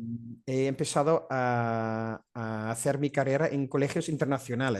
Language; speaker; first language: Spanish; non-native, fluent; Dutch